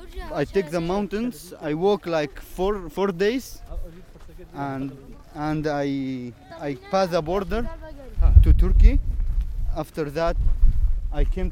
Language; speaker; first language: English; non-native, learner; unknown